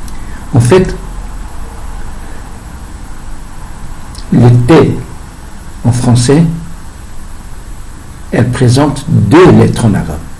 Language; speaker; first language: French; non-native, fluent; Arabic